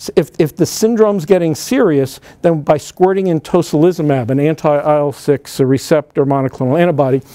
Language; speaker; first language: English; native; English